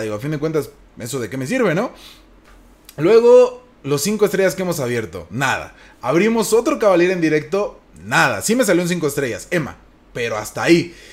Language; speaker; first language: Spanish; native; Spanish